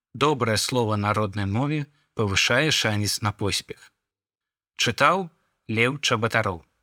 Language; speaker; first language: Belarusian; non-native, local second language; Russian